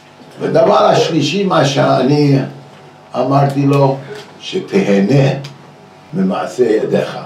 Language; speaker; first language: Hebrew; non-native, fluent; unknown